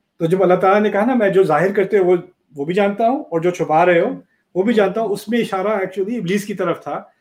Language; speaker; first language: Urdu; early bilingual, heritage; Urdu